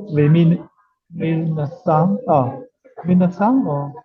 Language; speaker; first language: French; non-native, learner; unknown